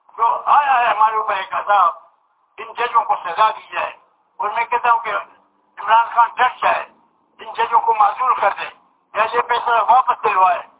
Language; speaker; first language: Urdu; non-native, local second language; Pashto